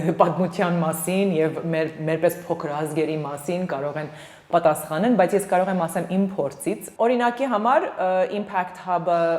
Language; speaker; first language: Armenian; early bilingual, heritage; Armenian